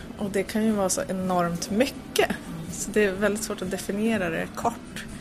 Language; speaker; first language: Swedish; native; Swedish